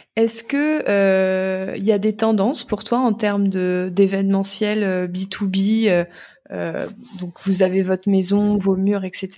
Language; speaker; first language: French; native; French